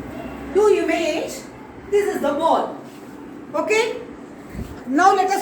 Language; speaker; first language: English; non-native, local second language; Tamil